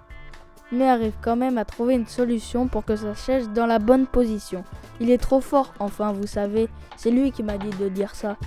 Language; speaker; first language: French; native; French